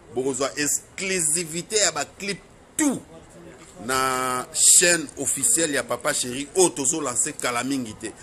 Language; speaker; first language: French; non-native, local second language; Lingala